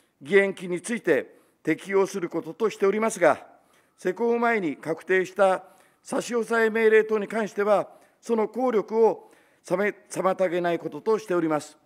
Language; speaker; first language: Japanese; native; Japanese